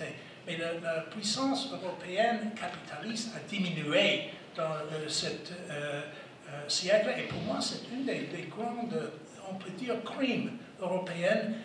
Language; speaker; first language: French; non-native, fluent; English